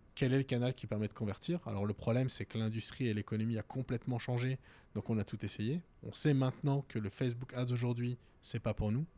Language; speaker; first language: French; native; French